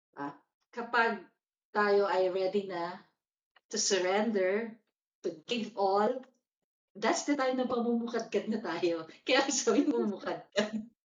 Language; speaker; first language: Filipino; native; Filipino